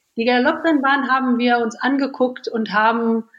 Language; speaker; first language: German; native; German